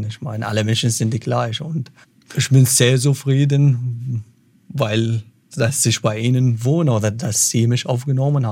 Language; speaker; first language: German; non-native, fluent; Arabic